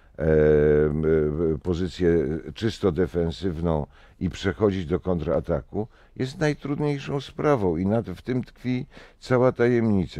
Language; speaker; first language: Polish; native; Polish